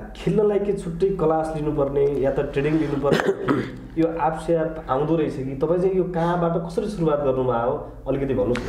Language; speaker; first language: Nepali; native; Nepali